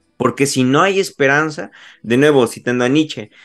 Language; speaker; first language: Spanish; native; Spanish